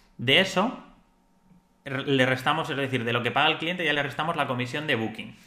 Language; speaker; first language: Spanish; native; Spanish